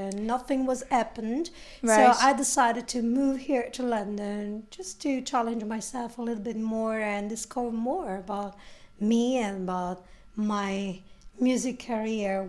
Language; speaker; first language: English; non-native, fluent; Italian